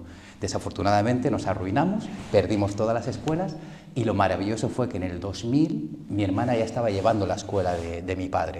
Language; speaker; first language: Spanish; early bilingual, other home language; Korean